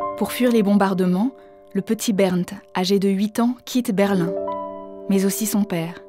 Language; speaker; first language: French; native; French